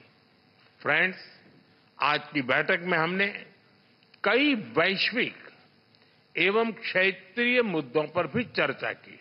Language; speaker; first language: Hindi; native; Hindi